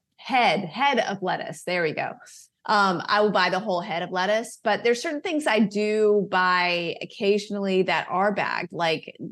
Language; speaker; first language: English; native; English